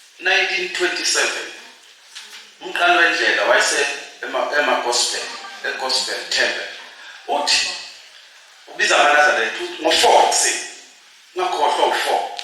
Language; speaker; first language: Zulu; native; Zulu